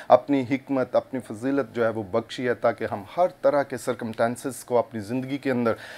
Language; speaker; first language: Urdu; non-native, local second language; Punjabi